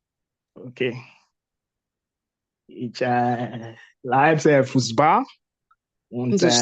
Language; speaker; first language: German; non-native, learner; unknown